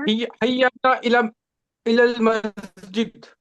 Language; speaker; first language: Arabic; non-native, learner; Urdu